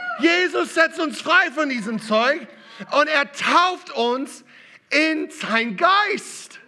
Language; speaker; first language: German; non-native, learner; English